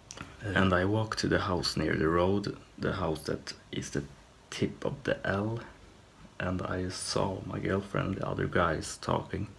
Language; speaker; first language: English; non-native, fluent; Swedish